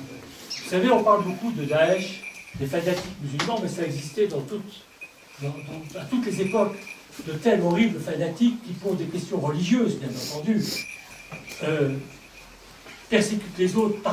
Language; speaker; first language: French; native; French